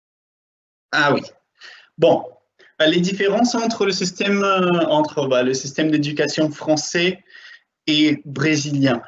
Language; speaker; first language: French; non-native, fluent; Portuguese